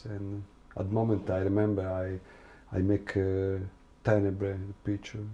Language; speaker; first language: English; non-native, learner; Italian